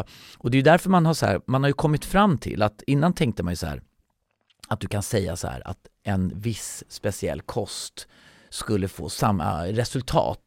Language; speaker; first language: Swedish; native; Swedish